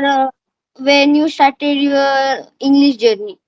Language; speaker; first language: English; non-native, learner; Marathi